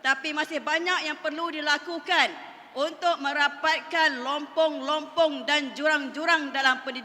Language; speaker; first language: Malay; native; Malay